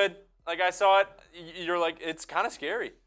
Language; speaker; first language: English; native; English